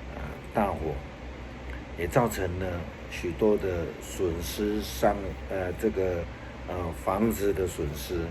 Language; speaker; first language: Chinese; native; Chinese